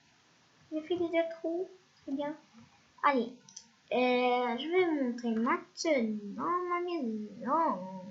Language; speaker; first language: French; non-native, fluent; Spanish